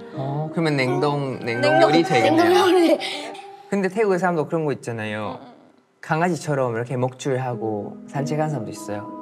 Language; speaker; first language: Korean; non-native, fluent; Thai